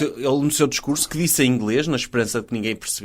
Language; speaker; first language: Portuguese; native; Portuguese